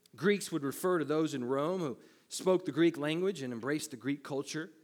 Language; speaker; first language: English; native; English